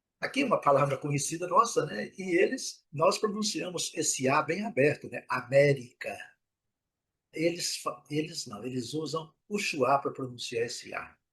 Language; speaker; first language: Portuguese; native; Portuguese